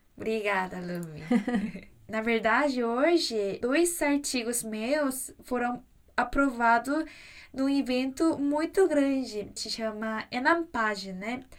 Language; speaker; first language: Portuguese; non-native, fluent; Korean